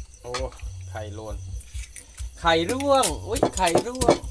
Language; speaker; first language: Thai; native; Thai